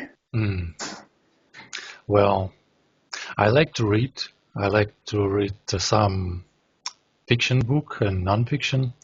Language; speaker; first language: English; non-native, learner; Russian